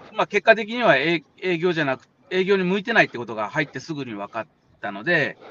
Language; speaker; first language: Japanese; native; Japanese